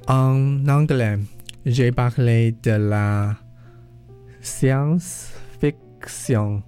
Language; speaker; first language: French; non-native, learner; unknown